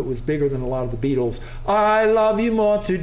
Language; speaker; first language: English; native; English